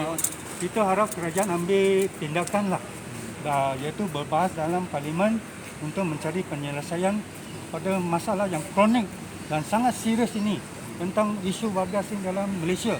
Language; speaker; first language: Malay; native; Malay